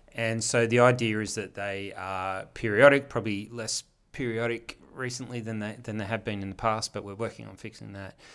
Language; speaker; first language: English; native; English